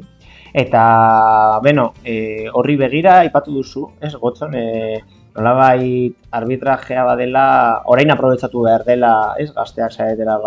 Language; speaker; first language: Basque; native; Basque